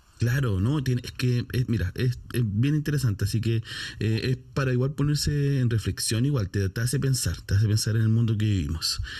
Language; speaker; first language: Spanish; native; Spanish